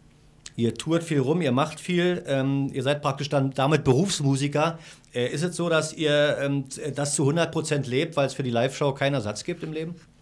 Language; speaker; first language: German; native; German